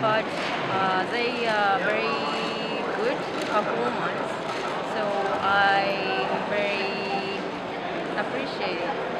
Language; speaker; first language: English; non-native, learner; Japanese